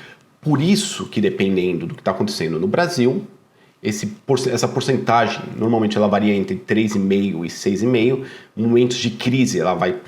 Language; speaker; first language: Portuguese; native; Portuguese